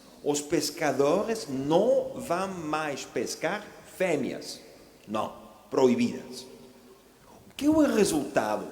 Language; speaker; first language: Portuguese; non-native, fluent; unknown